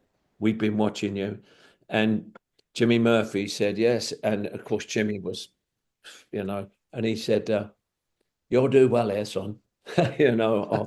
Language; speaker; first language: English; native; English